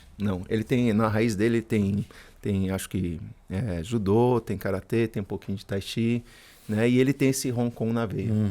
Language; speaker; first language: Portuguese; early bilingual, other home language; Spanish